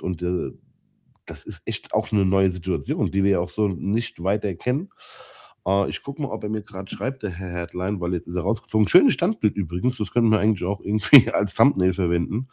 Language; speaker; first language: German; native; German